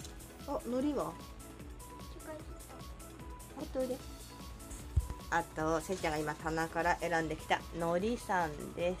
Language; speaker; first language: Japanese; native; Japanese